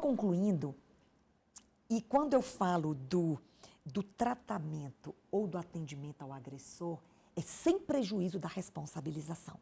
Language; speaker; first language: Portuguese; native; Portuguese